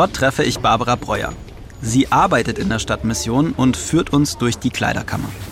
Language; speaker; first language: German; native; German